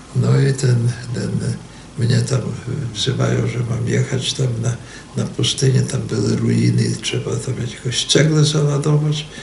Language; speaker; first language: Polish; native; Polish